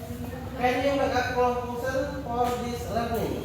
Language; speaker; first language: English; non-native, learner; Indonesian